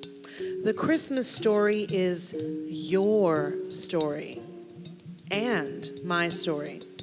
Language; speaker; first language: English; native; English